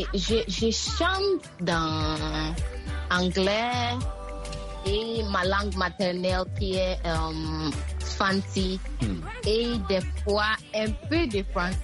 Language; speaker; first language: French; non-native, learner; Akan